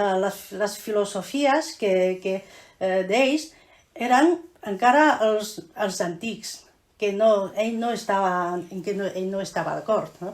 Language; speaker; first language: Catalan; non-native, fluent; Chinese